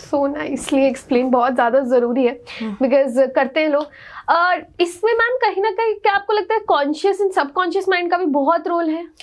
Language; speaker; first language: Hindi; native; Hindi